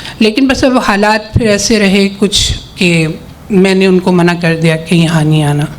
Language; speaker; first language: Urdu; native; Urdu